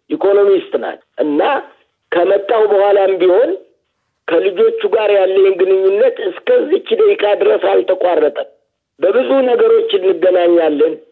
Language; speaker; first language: Amharic; native; Amharic